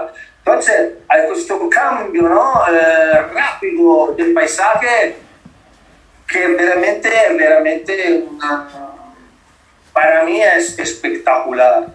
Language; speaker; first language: Spanish; non-native, learner; Italian